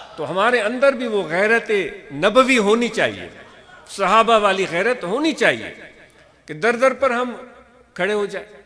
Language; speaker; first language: Urdu; non-native, local second language; Sindhi